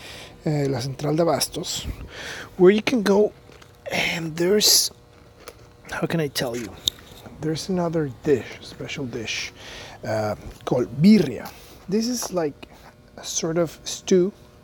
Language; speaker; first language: English; non-native, fluent; Spanish